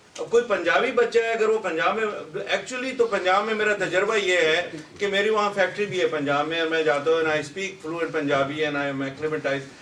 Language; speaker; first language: Urdu; native; Urdu